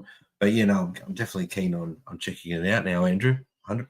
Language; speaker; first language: English; native; English